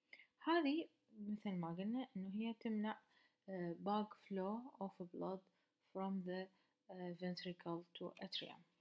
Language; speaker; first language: Arabic; native; Arabic